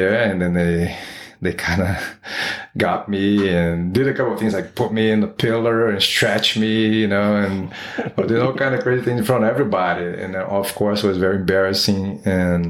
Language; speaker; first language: English; non-native, fluent; Portuguese